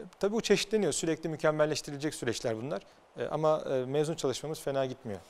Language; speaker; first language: Turkish; native; Turkish